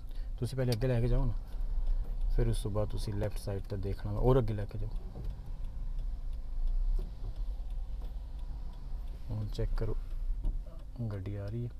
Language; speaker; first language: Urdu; non-native, local second language; Punjabi